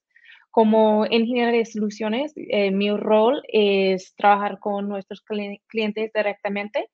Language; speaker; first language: Spanish; early bilingual, heritage; Spanish